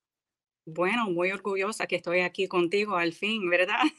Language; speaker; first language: Spanish; early bilingual, heritage; English